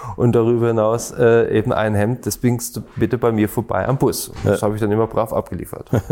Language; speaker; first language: German; native; German